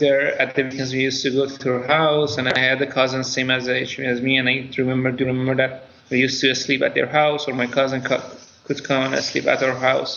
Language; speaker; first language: English; non-native, fluent; Persian